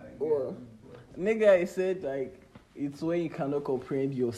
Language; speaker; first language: English; non-native, local second language; Yoruba